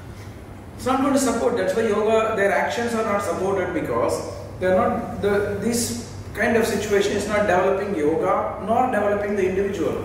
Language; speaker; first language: English; non-native, local second language; Tamil